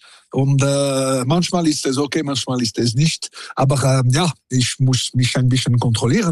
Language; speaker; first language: German; non-native, local second language; French